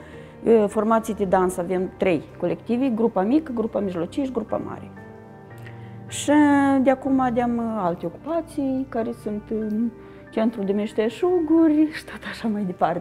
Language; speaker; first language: Romanian; native; Romanian